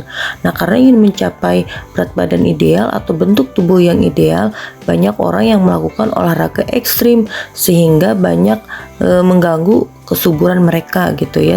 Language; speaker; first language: Indonesian; native; Indonesian